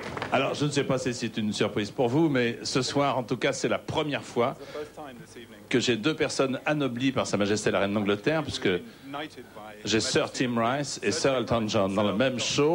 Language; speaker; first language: French; native; French